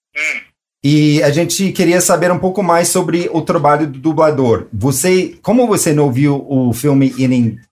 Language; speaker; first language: Portuguese; non-native, fluent; English